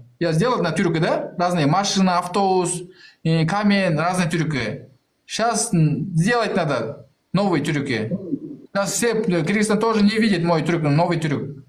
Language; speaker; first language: Russian; non-native, learner; Kyrgyz